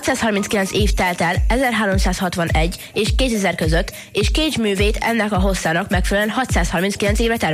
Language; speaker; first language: Hungarian; native; Hungarian